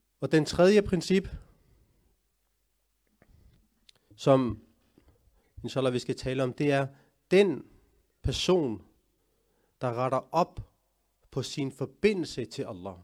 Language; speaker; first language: Danish; early bilingual, other home language; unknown